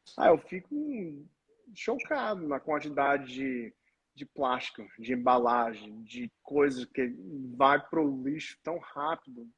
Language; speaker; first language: Portuguese; non-native, fluent; English